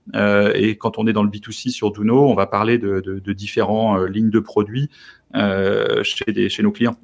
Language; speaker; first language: French; native; French